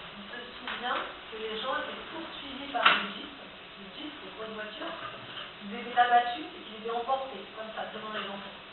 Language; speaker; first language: French; native; French